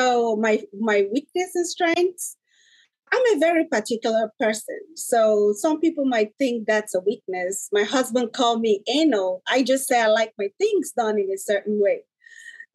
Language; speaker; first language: English; non-native, local second language; Igbo